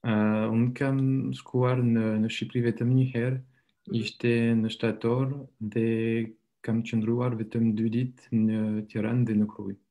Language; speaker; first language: Albanian; non-native, learner; French